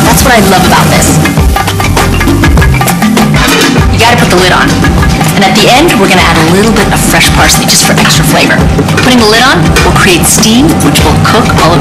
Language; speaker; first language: English; early bilingual, other home language; Italian